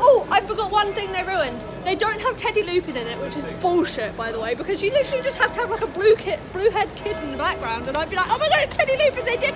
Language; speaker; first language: English; native; English